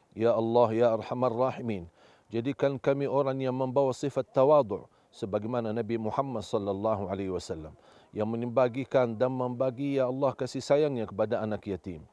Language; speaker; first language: Malay; non-native, fluent; Arabic